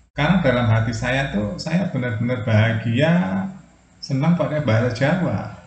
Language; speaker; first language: Indonesian; non-native, local second language; Javanese